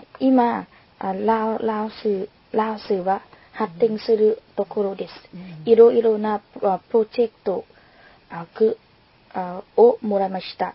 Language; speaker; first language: Japanese; non-native, learner; Lao